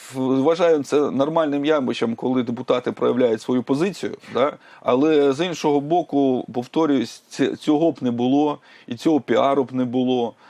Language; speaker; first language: Ukrainian; native; Ukrainian